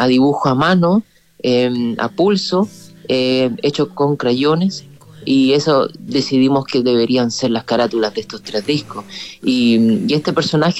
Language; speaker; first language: Spanish; native; Spanish